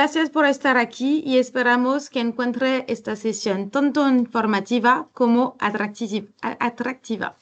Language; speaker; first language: Spanish; non-native, learner; French